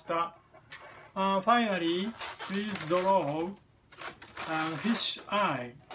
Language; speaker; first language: English; non-native, learner; Japanese